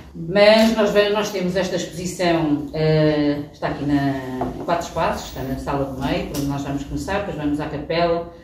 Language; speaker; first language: Portuguese; native; Portuguese